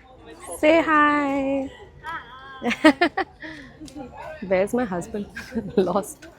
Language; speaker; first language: English; non-native, local second language; Hindi